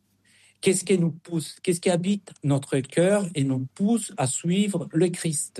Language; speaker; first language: French; non-native, fluent; Spanish